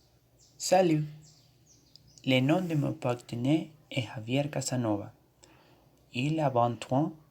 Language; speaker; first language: French; non-native, learner; Spanish